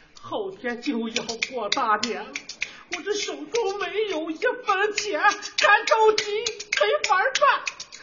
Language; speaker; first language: Chinese; native; Chinese